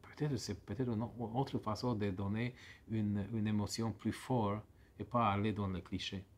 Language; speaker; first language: French; non-native, fluent; Romanian